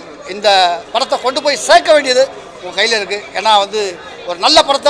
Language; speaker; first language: Tamil; native; Tamil